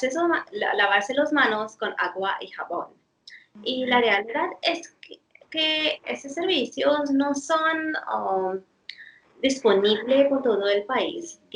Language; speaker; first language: Spanish; non-native, fluent; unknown